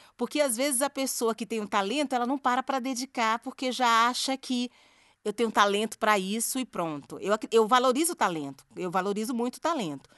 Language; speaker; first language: Portuguese; native; Portuguese